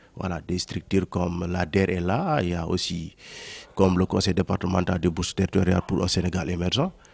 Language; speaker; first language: French; non-native, local second language; Wolof